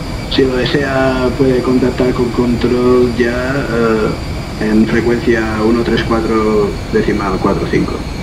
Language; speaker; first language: Spanish; native; Spanish